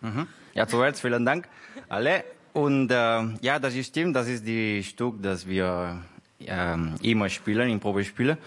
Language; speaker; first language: German; non-native, learner; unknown